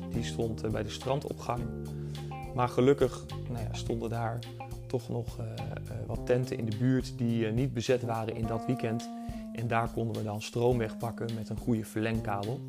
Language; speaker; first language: Dutch; native; Dutch